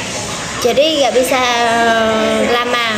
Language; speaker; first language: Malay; non-native, learner; Vietnamese